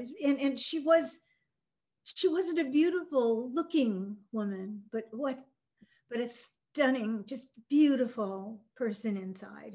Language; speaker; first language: English; early bilingual, other home language; Norwegian